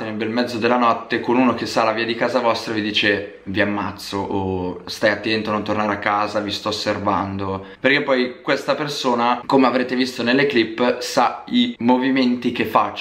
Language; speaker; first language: Italian; native; Italian